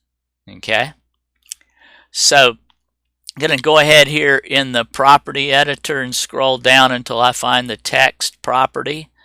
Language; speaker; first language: English; native; English